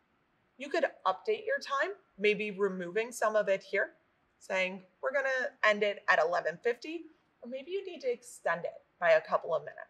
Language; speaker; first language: English; native; English